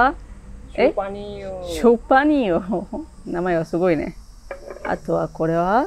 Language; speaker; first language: Japanese; non-native, learner; Arabic